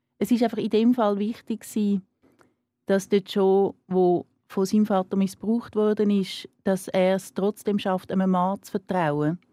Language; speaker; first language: German; native; German